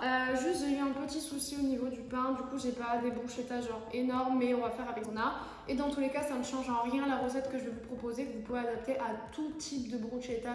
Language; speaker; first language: French; native; French